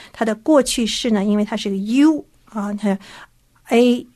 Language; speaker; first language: Chinese; native; Chinese